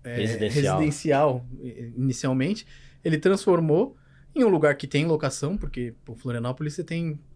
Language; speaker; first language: Portuguese; native; Portuguese